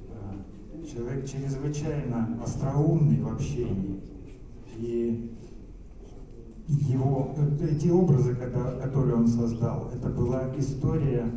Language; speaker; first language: Russian; native; Russian